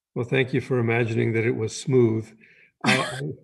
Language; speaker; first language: English; native; English